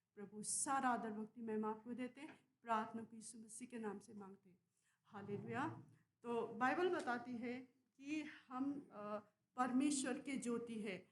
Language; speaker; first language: Hindi; non-native, local second language; Nepali